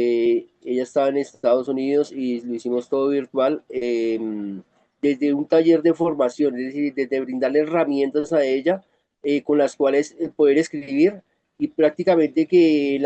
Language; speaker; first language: Spanish; native; Spanish